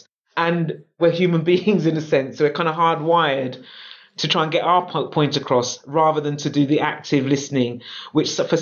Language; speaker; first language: English; native; English